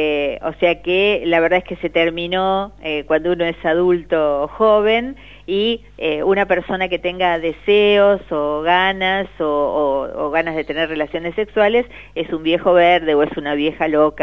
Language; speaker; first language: Spanish; native; Spanish